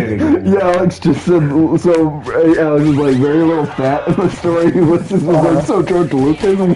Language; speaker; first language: English; native; English